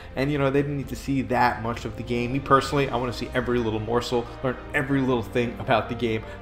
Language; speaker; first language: English; native; English